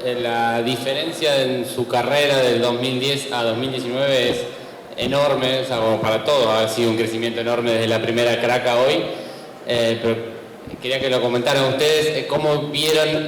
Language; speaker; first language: Spanish; native; Spanish